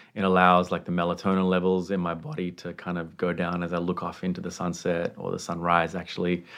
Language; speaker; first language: English; non-native, local second language; Sinhala